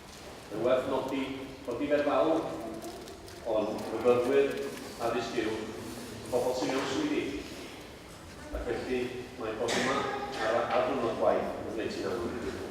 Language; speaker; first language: Welsh; native; Welsh